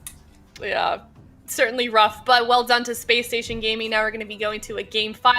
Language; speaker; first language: English; native; English